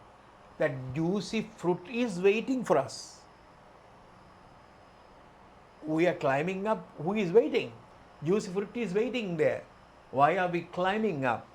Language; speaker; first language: English; non-native, local second language; Sinhala